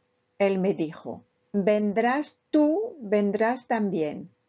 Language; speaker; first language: Spanish; non-native, fluent; French